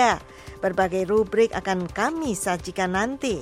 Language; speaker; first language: Indonesian; native; Indonesian